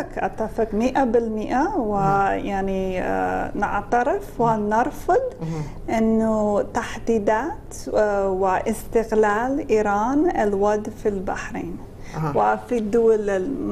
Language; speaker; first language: Arabic; non-native, fluent; English